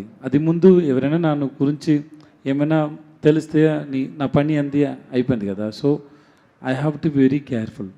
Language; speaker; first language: Telugu; non-native, learner; Tamil